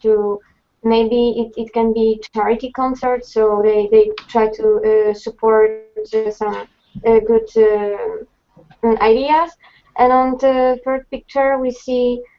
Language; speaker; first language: English; non-native, fluent; Polish